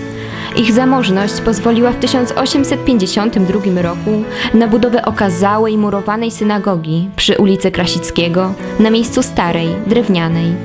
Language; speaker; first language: Polish; native; Polish